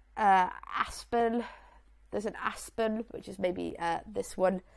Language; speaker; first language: English; native; English